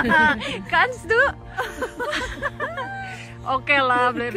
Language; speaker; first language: German; non-native, learner; Indonesian